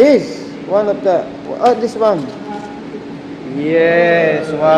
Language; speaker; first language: English; non-native, local second language; Filipino